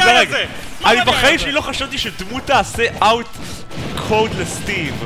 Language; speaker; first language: Hebrew; native; Hebrew